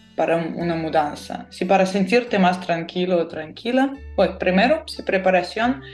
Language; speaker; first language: Spanish; non-native, fluent; Russian